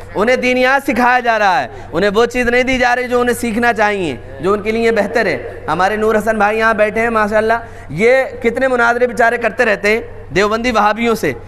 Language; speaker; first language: Urdu; native; Urdu